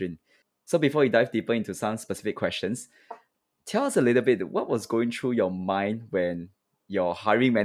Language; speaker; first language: English; native; English